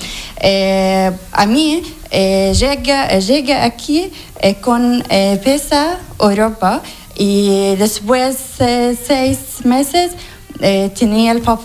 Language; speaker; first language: Spanish; non-native, learner; Arabic